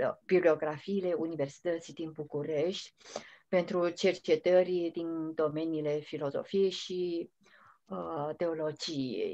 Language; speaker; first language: Romanian; non-native, fluent; Chinese